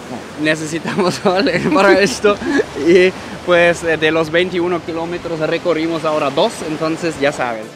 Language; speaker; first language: Spanish; non-native, fluent; German